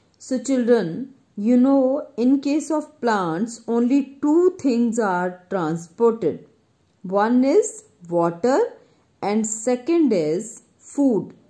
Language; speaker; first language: English; non-native, local second language; Punjabi